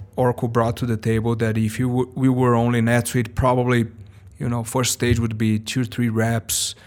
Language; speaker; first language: English; non-native, fluent; Portuguese